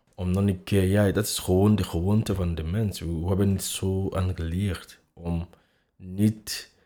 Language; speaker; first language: Dutch; non-native, fluent; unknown